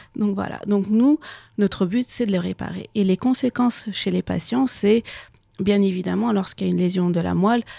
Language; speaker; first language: French; early bilingual, other home language; Persian